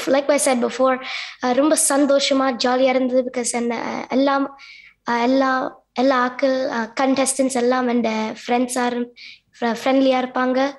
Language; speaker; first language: Tamil; early bilingual, heritage; Tamil